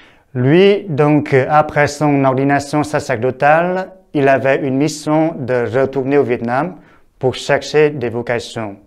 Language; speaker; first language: French; non-native, fluent; Vietnamese